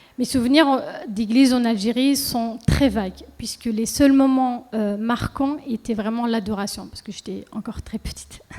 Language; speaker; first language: French; early bilingual, other home language; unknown